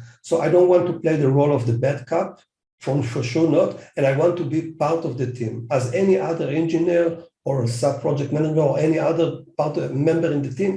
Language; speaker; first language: English; non-native, fluent; Hebrew